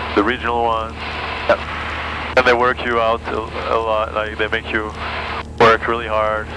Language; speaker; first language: English; non-native, fluent; French